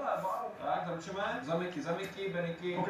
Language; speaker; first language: Czech; native; Czech